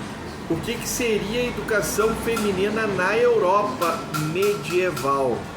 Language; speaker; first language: Portuguese; native; Portuguese